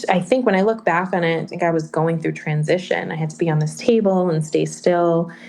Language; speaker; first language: English; native; English